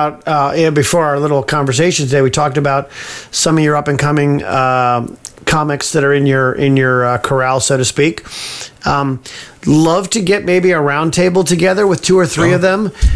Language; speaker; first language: English; native; English